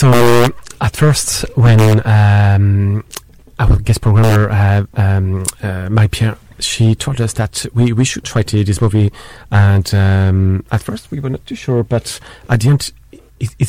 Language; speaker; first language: English; non-native, fluent; French